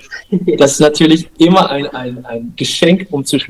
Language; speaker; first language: German; non-native, learner; Dutch